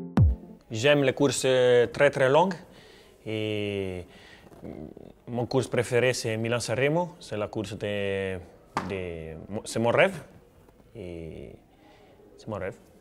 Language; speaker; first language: French; non-native, learner; Italian